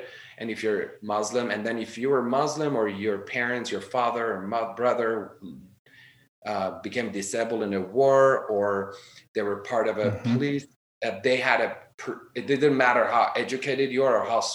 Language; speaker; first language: English; non-native, fluent; Armenian